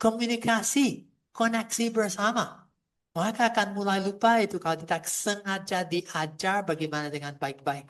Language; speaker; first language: Indonesian; non-native, fluent; English